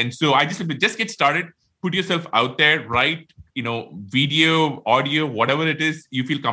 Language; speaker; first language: English; non-native, local second language; Tamil